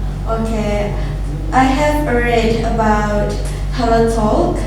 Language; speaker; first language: English; non-native, learner; Indonesian